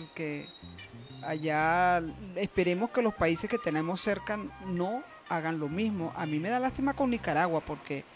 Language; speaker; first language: Spanish; native; Spanish